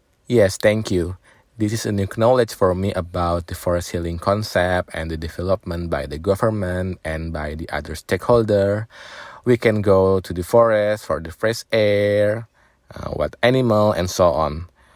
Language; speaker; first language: English; non-native, fluent; Indonesian